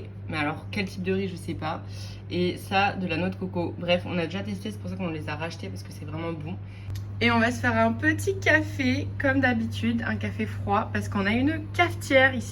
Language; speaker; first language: French; native; French